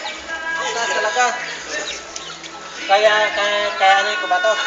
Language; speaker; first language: Filipino; non-native, local second language; Cebuano